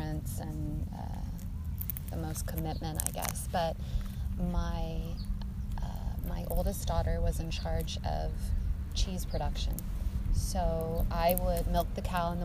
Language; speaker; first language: English; native; English